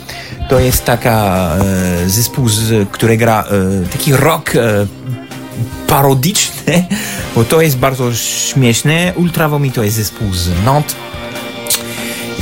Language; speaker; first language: Polish; non-native, fluent; French